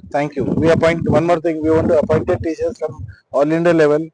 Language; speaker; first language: English; non-native, local second language; Telugu